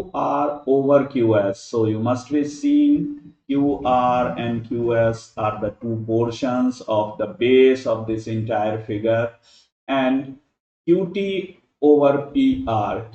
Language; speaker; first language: English; non-native, local second language; Hindi